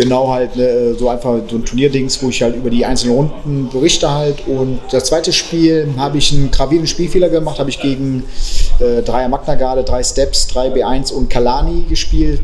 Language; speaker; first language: German; native; German